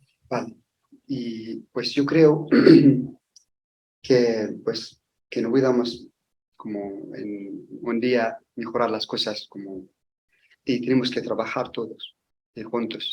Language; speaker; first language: Spanish; non-native, learner; Arabic